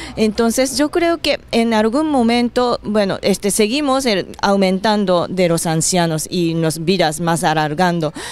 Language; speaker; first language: Spanish; non-native, fluent; Japanese